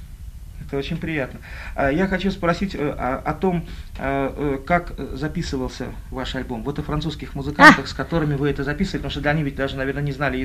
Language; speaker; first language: Russian; native; Russian